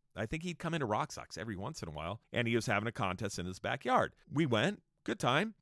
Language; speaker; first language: English; native; English